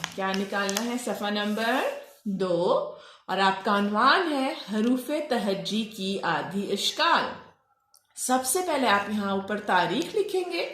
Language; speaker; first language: Urdu; non-native, local second language; Punjabi